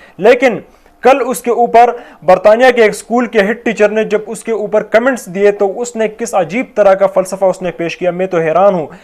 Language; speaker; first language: Urdu; non-native, local second language; Pashto